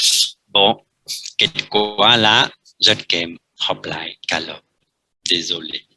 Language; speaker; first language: Vietnamese; non-native, fluent; French